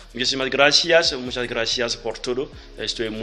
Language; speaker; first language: Spanish; non-native, learner; French